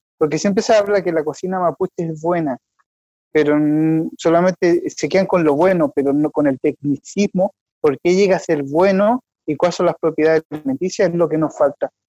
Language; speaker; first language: Spanish; native; Spanish